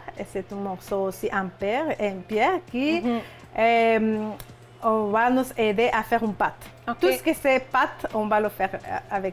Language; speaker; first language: French; non-native, fluent; Spanish